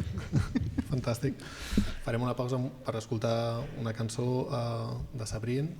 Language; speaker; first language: Catalan; native; Catalan